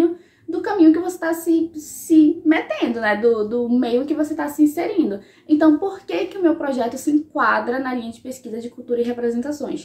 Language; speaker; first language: Portuguese; native; Portuguese